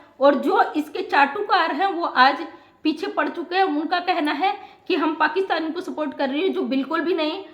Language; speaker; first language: Hindi; native; Hindi